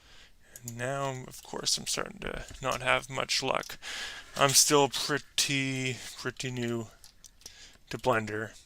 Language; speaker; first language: English; native; English